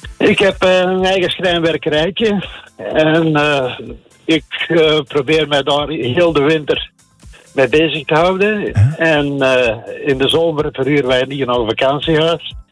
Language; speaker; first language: Dutch; native; Dutch